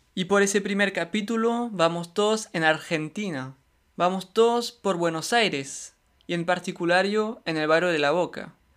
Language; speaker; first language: Spanish; non-native, fluent; French